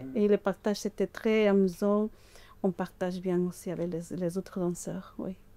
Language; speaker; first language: French; non-native, fluent; Spanish